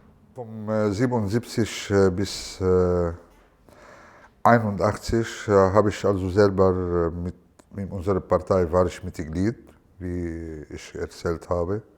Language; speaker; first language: German; non-native, fluent; Arabic